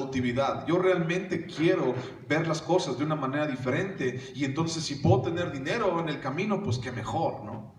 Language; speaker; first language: Spanish; native; Spanish